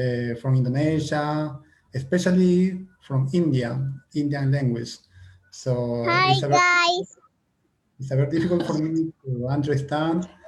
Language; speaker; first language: English; non-native, fluent; Spanish